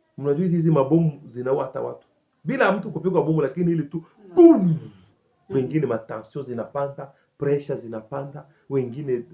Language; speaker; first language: Swahili; native; Swahili